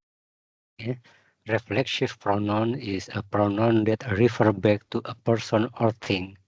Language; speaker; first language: English; non-native, learner; Indonesian